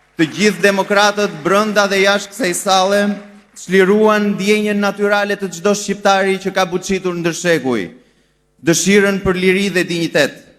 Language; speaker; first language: Albanian; native; Albanian